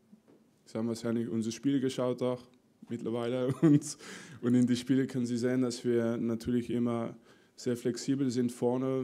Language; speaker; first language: German; non-native, fluent; French